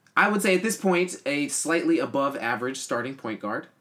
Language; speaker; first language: English; native; English